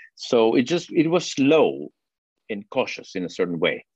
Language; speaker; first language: English; non-native, fluent; Spanish